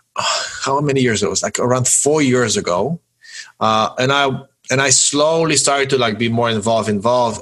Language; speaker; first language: English; early bilingual, other home language; Polish